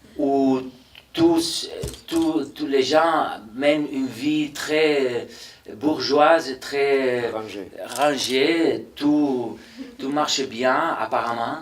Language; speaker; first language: French; non-native, fluent; Spanish